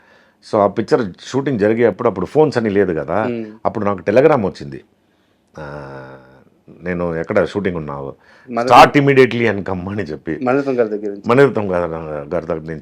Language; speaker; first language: Telugu; non-native, fluent; Tamil